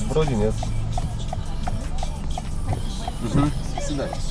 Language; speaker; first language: Russian; non-native, local second language; Kyrgyz